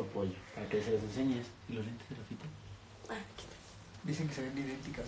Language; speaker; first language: Spanish; native; Spanish